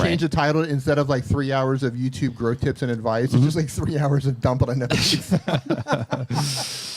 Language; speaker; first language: English; native; English